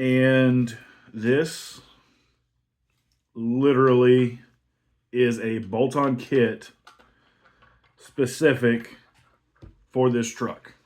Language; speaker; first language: English; native; English